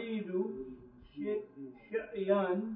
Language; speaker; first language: Arabic; non-native, learner; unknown